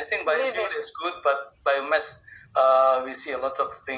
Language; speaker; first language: English; non-native, learner; Indonesian